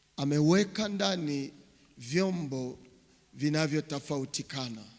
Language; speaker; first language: Swahili; native; Swahili